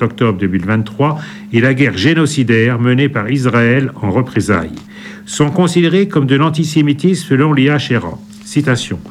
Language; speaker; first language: French; native; French